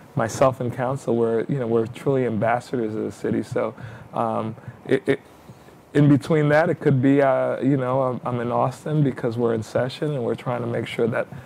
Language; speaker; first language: English; native; English